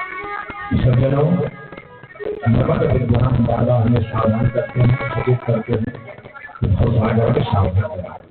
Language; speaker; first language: Hindi; native; Hindi